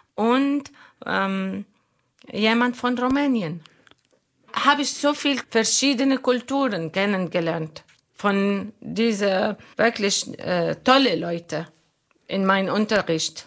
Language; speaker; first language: German; non-native, learner; Arabic